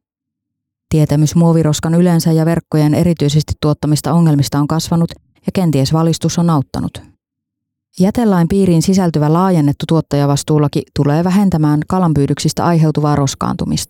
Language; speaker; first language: Finnish; native; Finnish